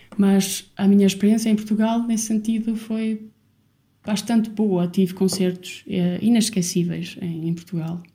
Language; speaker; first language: Portuguese; non-native, fluent; Albanian